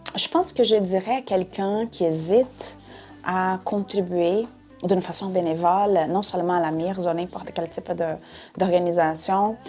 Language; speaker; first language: French; non-native, fluent; Portuguese